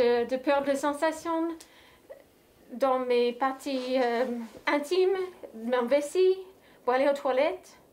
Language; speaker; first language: French; non-native, fluent; English